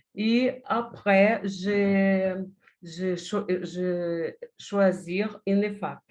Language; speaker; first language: French; non-native, learner; Portuguese